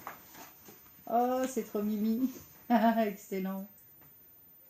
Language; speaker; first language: French; native; French